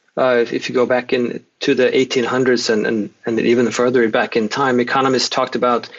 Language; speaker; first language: English; non-native, fluent; Swedish